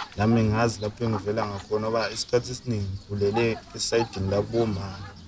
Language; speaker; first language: Zulu; native; Zulu